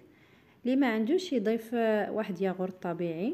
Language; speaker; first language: Arabic; native; Arabic